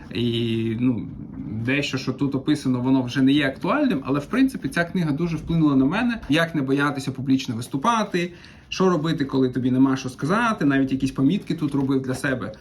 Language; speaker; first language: Ukrainian; non-native, local second language; Russian